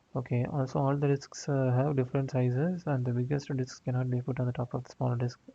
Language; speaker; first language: English; non-native, local second language; Tamil